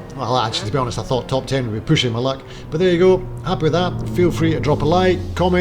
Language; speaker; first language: English; native; English